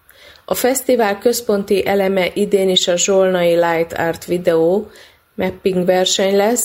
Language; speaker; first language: Hungarian; native; Hungarian